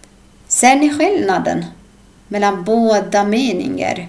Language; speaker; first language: Swedish; non-native, fluent; Arabic